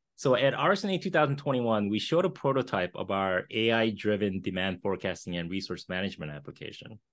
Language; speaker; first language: English; early bilingual, other home language; Korean